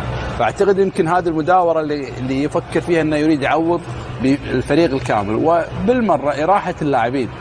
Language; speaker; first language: Arabic; native; Arabic